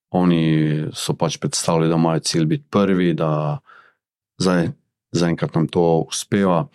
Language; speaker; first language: Slovenian; early bilingual, other home language; Bosnian